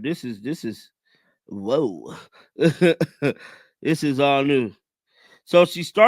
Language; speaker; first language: English; native; English